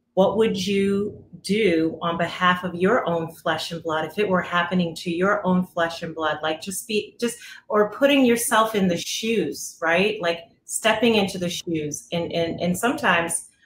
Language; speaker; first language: English; native; English